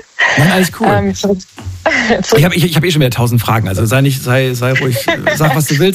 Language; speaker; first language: German; native; German